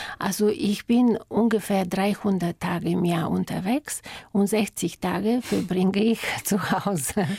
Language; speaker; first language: German; non-native, fluent; Bulgarian